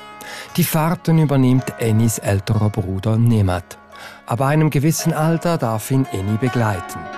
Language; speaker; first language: German; native; German